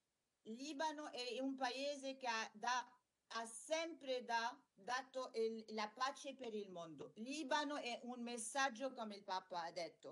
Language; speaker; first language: Italian; non-native, learner; Arabic